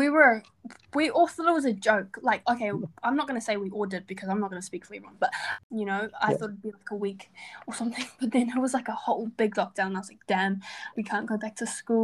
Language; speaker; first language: English; native; English